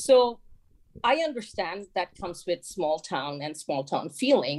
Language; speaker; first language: English; non-native, local second language; Bangla